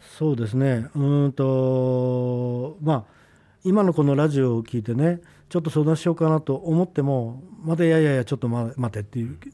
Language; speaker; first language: Japanese; native; Japanese